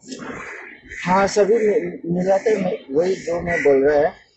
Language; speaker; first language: Hindi; non-native, local second language; Manipuri